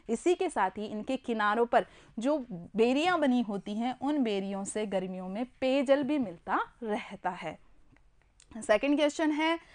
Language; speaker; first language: Hindi; native; Hindi